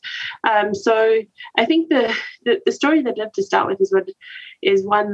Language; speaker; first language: English; native; English